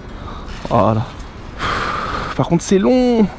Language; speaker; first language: French; native; French